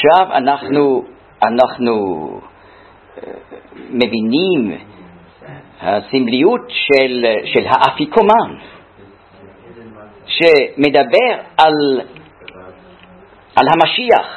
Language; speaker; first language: Hebrew; non-native, fluent; German